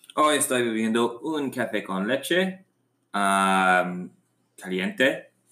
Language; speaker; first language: Spanish; non-native, learner; English